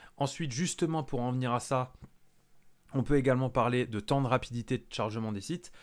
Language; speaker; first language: French; native; French